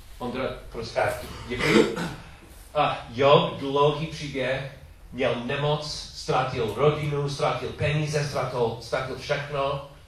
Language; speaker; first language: Czech; non-native, learner; English